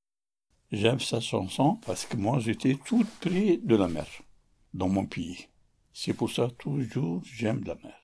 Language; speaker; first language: French; non-native, learner; Arabic